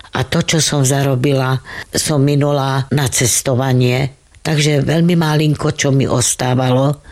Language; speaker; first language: Slovak; non-native, local second language; Romany